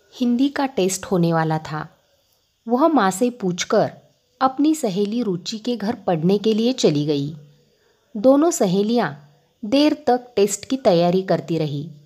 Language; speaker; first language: Hindi; non-native, local second language; Marathi